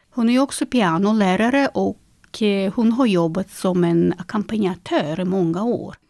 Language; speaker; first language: Swedish; non-native, fluent; Russian